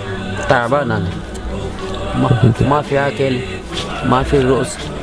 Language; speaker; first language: Arabic; non-native, learner; Rohingya